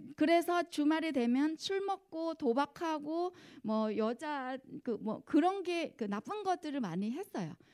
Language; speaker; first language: Korean; non-native, fluent; Vietnamese